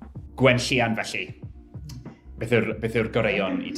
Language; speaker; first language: Welsh; native; Welsh